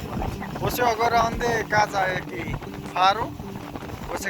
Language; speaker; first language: Portuguese; non-native, learner; Nepali